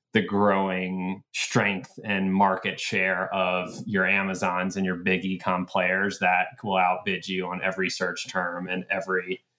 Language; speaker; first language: English; native; English